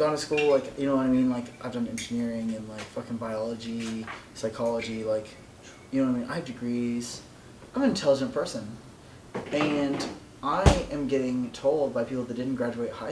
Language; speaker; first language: English; native; English